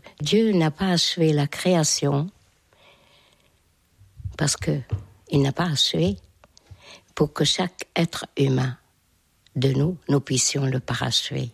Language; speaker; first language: French; non-native, fluent; Hungarian